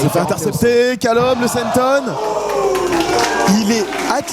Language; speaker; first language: French; native; French